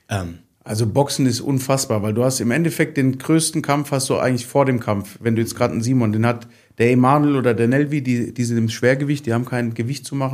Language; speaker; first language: German; native; German